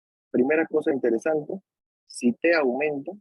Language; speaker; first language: Spanish; native; Spanish